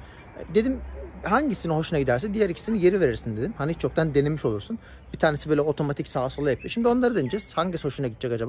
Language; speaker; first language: Turkish; native; Turkish